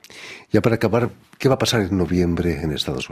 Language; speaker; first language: Spanish; native; Spanish